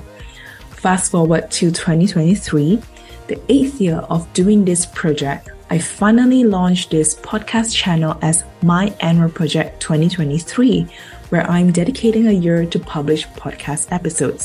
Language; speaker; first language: English; non-native, local second language; Chinese